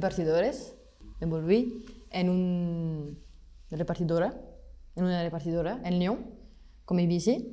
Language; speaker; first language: Spanish; non-native, fluent; French